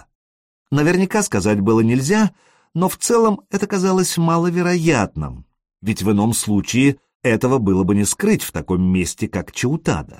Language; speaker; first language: Russian; native; Russian